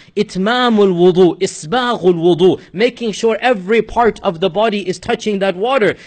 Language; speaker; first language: English; native; English